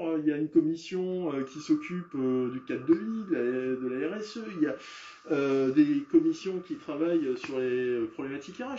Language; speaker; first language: French; native; French